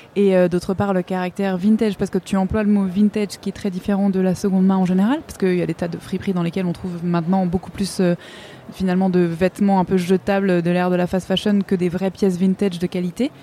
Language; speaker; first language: French; native; French